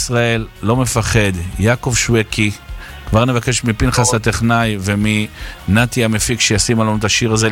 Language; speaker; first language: Hebrew; native; Hebrew